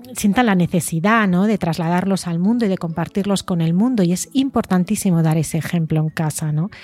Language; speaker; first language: Spanish; native; Spanish